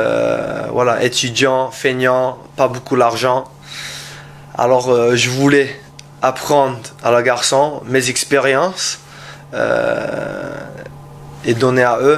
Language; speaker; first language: French; non-native, learner; English